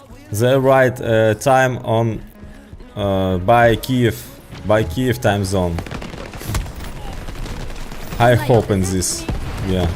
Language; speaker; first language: English; non-native, learner; Ukrainian